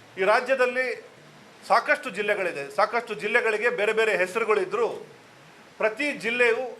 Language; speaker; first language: Kannada; non-native, local second language; Tulu